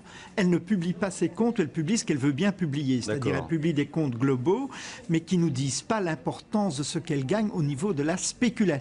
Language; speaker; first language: French; native; French